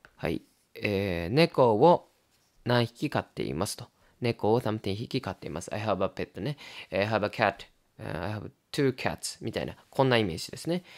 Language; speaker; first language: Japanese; native; Japanese